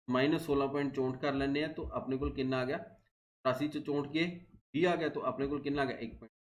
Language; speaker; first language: Hindi; non-native, local second language; Punjabi